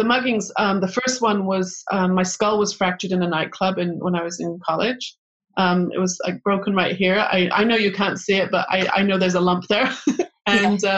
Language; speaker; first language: English; native; English